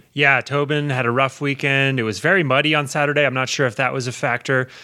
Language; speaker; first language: English; native; English